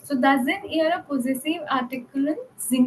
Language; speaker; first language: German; non-native, fluent; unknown